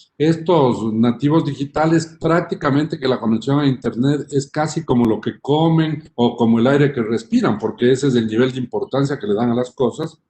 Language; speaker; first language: Spanish; native; Spanish